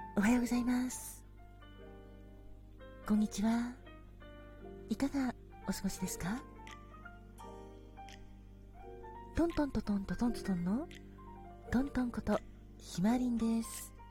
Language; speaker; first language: Japanese; native; Japanese